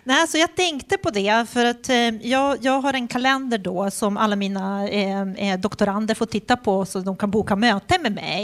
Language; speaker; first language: Swedish; non-native, fluent; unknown